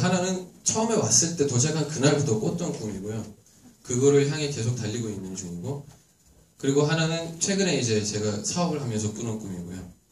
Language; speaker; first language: Korean; non-native, fluent; Turkish